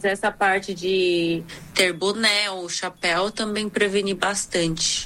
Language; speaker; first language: Portuguese; early bilingual, other home language; Korean